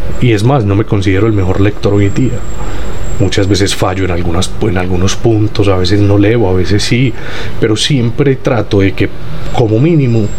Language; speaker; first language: Spanish; native; Spanish